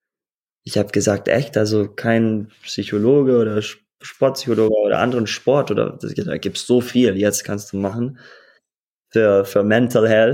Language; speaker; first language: German; early bilingual, heritage; German